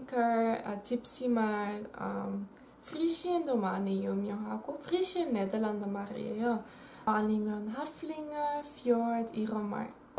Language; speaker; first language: Korean; non-native, fluent; Dutch